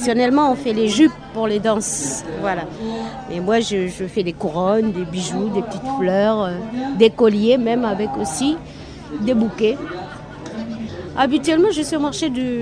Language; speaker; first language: French; native; French